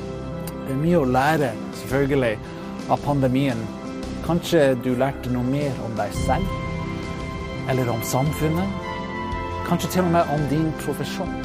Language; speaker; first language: Norwegian; non-native, fluent; English